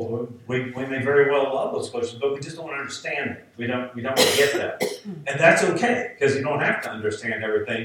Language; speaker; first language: English; native; English